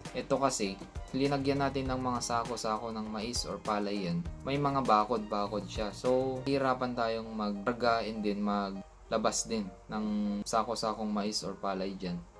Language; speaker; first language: Filipino; non-native, local second language; Iloko